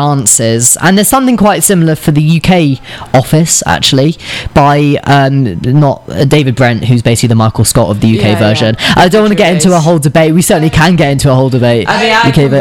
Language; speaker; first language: English; native; English